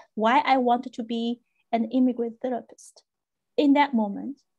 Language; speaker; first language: English; non-native, fluent; Chinese